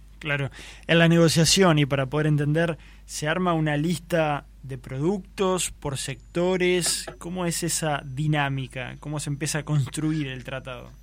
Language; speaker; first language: Spanish; native; Spanish